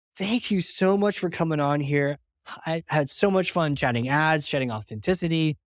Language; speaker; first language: English; non-native, fluent; Finnish